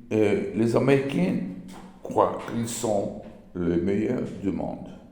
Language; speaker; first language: French; non-native, learner; Portuguese